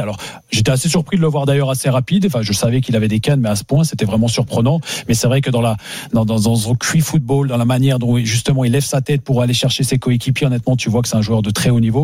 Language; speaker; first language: French; native; French